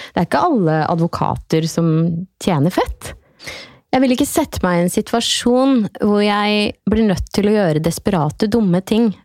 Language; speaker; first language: Norwegian; native; Norwegian